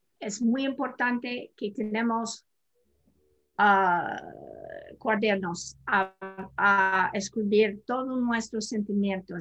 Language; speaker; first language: Spanish; non-native, fluent; English